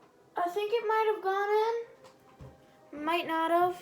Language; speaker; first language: English; native; English